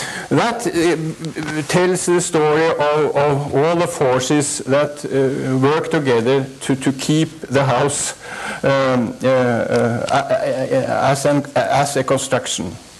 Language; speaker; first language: English; non-native, fluent; Norwegian